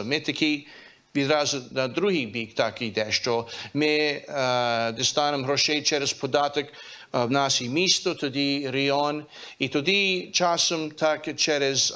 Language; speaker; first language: Ukrainian; early bilingual, heritage; Ukrainian